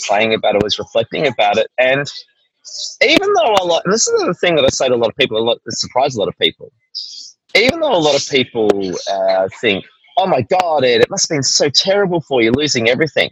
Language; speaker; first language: English; native; English